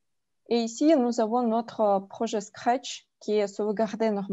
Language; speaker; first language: French; non-native, fluent; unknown